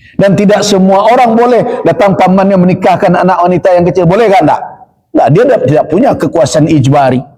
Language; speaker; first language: Malay; non-native, local second language; Minangkabau